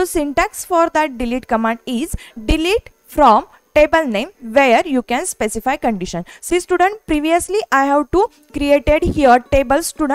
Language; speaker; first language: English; non-native, local second language; Marathi